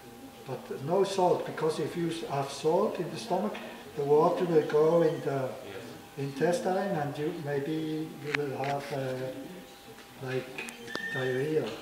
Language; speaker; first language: English; non-native, learner; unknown